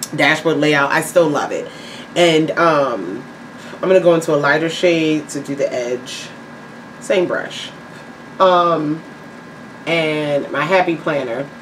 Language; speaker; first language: English; native; English